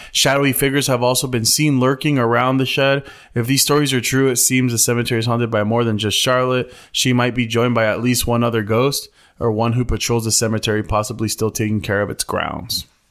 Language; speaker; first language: English; early bilingual, other home language; Spanish